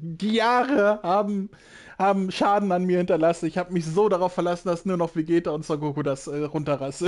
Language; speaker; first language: German; native; German